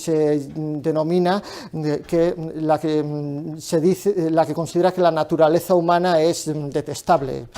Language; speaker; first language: Spanish; native; Spanish